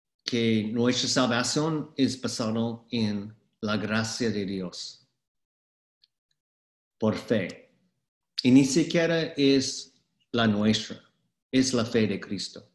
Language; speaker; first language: Spanish; non-native, fluent; English